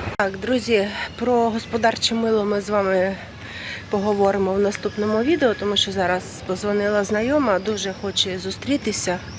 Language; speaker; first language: Ukrainian; non-native, local second language; Russian